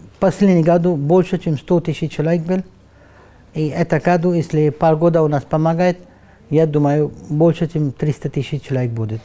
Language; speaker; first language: Russian; non-native, learner; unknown